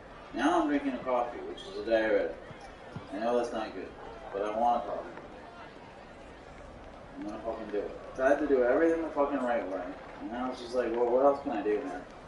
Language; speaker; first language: English; native; English